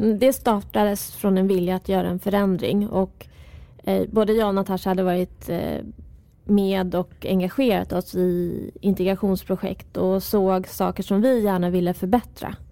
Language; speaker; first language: Swedish; early bilingual, other home language; Persian